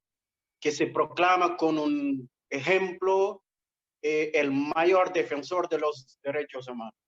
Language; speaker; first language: Spanish; non-native, fluent; Portuguese